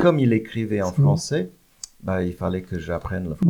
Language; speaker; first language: French; non-native, fluent; English